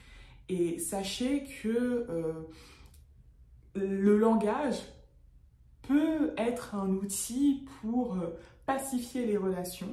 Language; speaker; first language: French; native; French